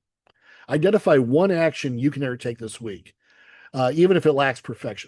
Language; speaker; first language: English; native; English